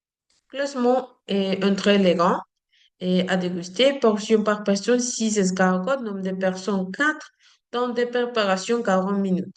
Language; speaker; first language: French; non-native, learner; Spanish